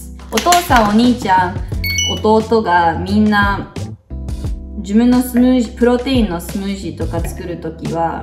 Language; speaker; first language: Japanese; early bilingual, heritage; Japanese